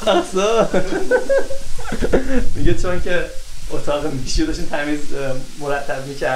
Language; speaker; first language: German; non-native, learner; Persian